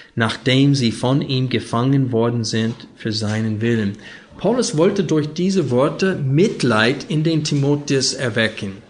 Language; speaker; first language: German; non-native, fluent; English